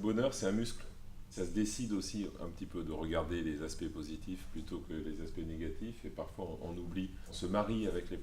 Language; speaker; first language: French; native; French